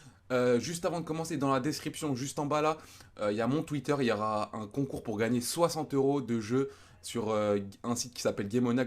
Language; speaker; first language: French; native; French